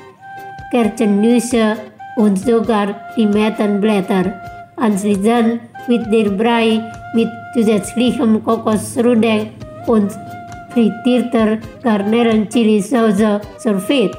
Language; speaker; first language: German; non-native, learner; Indonesian